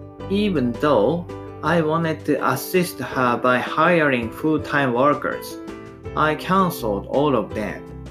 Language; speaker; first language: English; non-native, learner; Japanese